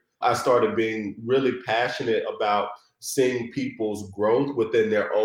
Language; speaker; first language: English; native; English